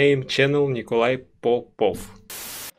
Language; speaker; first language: English; non-native, learner; Russian